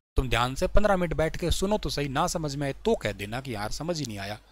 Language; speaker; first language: Hindi; native; Hindi